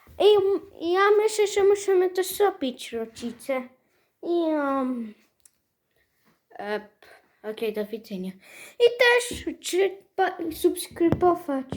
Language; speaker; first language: Polish; early bilingual, heritage; Polish